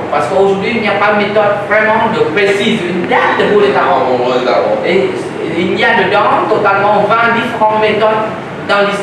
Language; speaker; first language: French; non-native, learner; Vietnamese